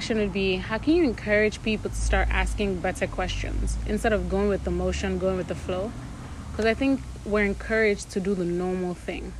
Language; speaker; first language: English; non-native, local second language; Yoruba